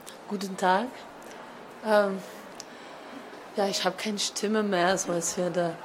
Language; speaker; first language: German; non-native, fluent; French